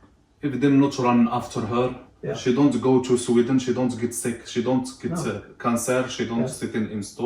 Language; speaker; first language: English; non-native, learner; Arabic